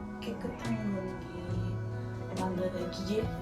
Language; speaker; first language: Korean; non-native, learner; Dutch